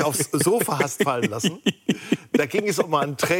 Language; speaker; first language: German; native; German